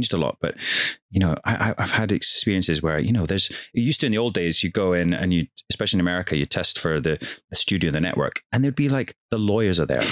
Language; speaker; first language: English; native; English